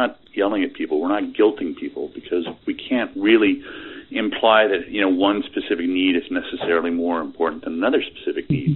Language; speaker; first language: English; native; English